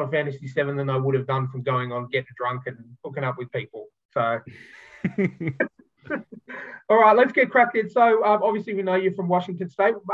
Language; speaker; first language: English; native; English